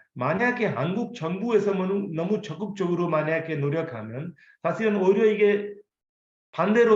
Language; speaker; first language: Korean; non-native, fluent; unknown